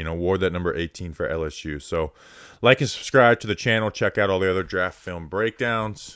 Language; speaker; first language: English; native; English